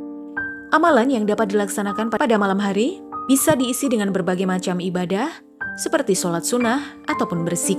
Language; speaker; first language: Indonesian; native; Indonesian